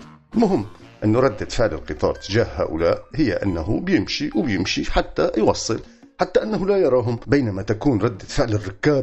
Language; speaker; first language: Arabic; native; Arabic